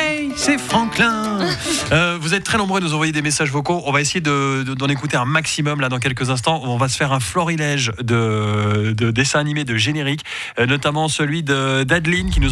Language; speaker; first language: French; native; French